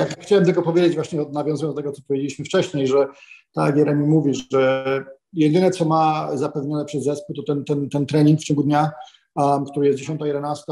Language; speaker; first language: Polish; native; Polish